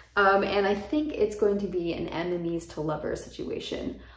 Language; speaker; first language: English; native; English